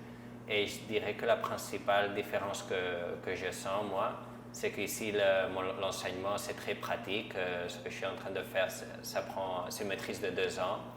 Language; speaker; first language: French; non-native, fluent; Catalan